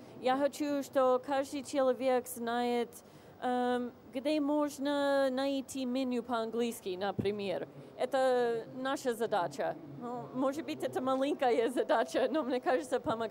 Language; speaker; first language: Russian; non-native, fluent; English